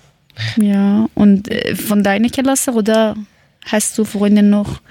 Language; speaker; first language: German; non-native, learner; Persian